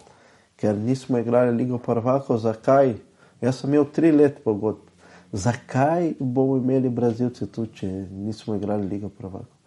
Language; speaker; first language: Slovenian; non-native, fluent; Portuguese